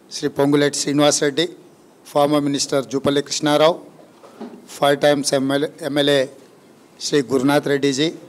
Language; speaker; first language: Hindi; non-native, local second language; Telugu